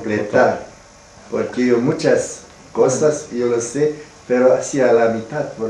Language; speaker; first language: Spanish; non-native, learner; Romanian